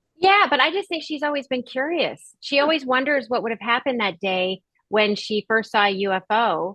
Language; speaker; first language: English; native; English